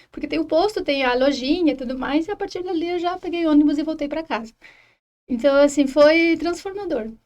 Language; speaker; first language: Portuguese; non-native, fluent; Spanish